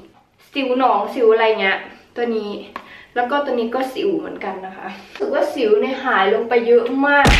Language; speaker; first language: Thai; native; Thai